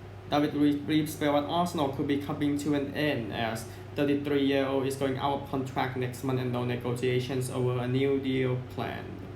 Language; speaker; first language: English; non-native, fluent; Thai